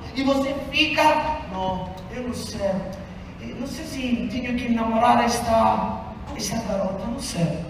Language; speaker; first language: Portuguese; non-native, fluent; Italian